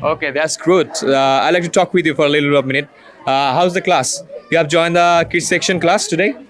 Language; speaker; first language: English; non-native, local second language; Bangla